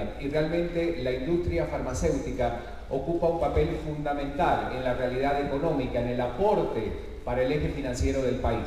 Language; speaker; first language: Spanish; native; Spanish